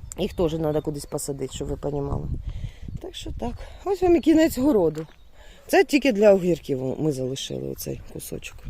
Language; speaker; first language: Ukrainian; non-native, local second language; Russian